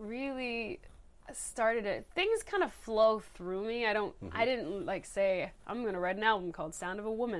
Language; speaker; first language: English; native; English